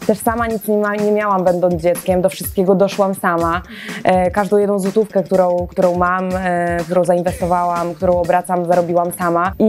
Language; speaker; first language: Polish; native; Polish